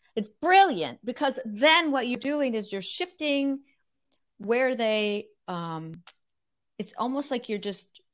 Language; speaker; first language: English; native; English